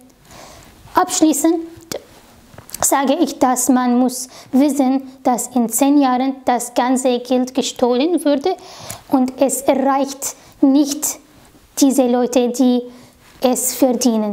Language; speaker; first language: German; non-native, fluent; Arabic